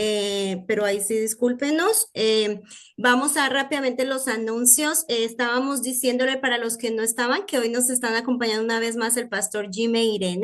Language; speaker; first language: Spanish; native; Spanish